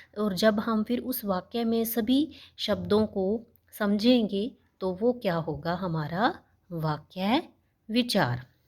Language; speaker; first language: Hindi; non-native, local second language; Punjabi